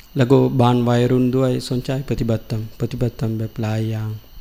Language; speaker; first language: Thai; non-native, learner; Sinhala